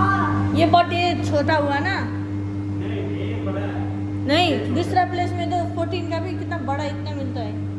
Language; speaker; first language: Hindi; non-native, learner; Nepali